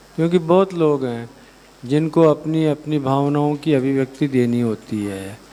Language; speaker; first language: Hindi; non-native, local second language; Gujarati